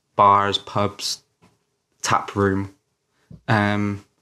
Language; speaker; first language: English; native; English